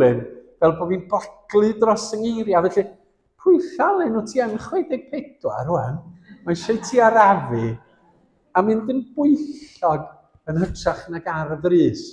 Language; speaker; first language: Welsh; native; Welsh